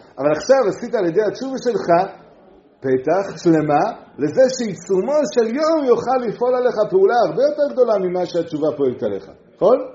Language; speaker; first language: Hebrew; native; Hebrew